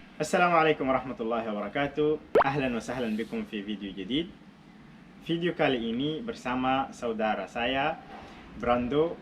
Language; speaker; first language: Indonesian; non-native, fluent; Arabic